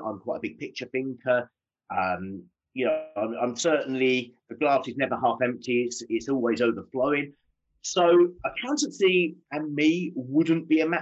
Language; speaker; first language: English; native; English